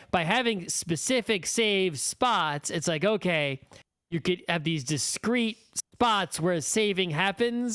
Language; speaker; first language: English; native; English